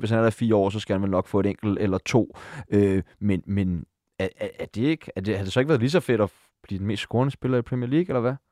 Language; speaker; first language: Danish; native; Danish